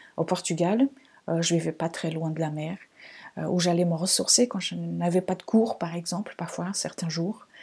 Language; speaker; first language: French; non-native, fluent; Portuguese